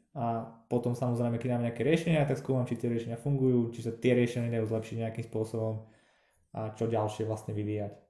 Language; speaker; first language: Slovak; native; Slovak